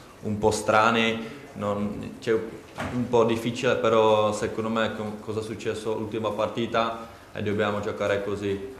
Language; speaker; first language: Italian; non-native, learner; Czech